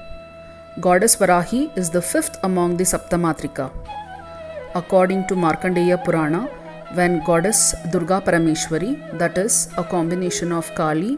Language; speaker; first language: English; non-native, local second language; Kannada